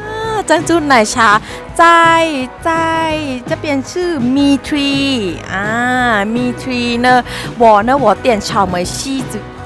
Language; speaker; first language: Chinese; non-native, fluent; Thai